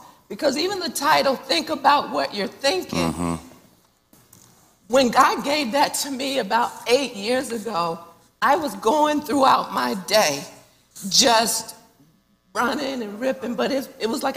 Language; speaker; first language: English; native; English